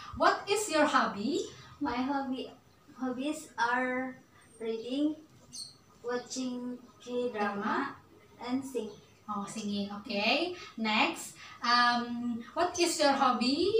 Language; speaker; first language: English; non-native, learner; Indonesian